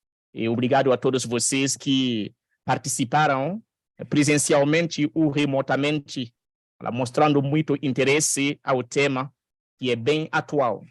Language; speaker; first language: Portuguese; non-native, fluent; French